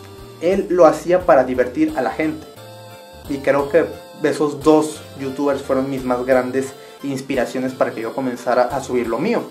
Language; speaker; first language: Spanish; native; Spanish